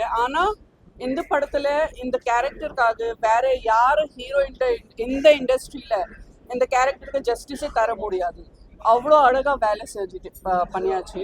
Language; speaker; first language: Tamil; non-native, fluent; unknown